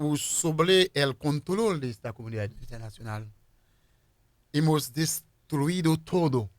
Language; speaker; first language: Spanish; non-native, fluent; Haitian Creole